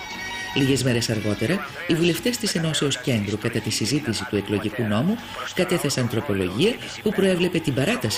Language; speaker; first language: Greek; native; Greek